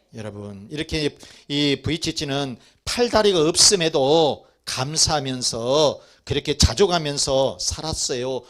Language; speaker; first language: Korean; native; Korean